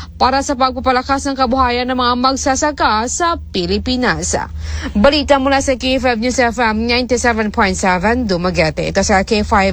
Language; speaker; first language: Filipino; non-native, local second language; Hiligaynon